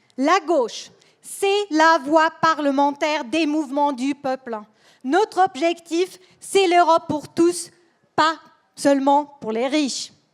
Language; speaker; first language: French; non-native, fluent; Swedish